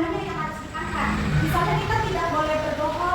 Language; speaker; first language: Indonesian; native; Indonesian